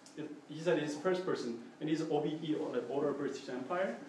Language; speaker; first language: English; non-native, fluent; Korean